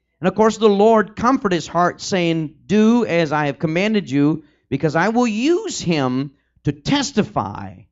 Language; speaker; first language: English; early bilingual, other home language; Spanish